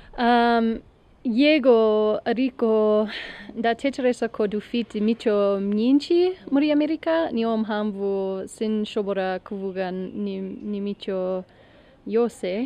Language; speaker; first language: Kinyarwanda; non-native, learner; English